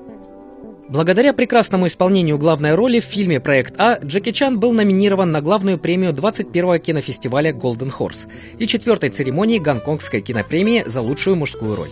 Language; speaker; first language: Russian; native; Russian